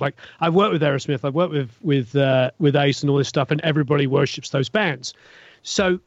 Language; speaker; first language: English; native; English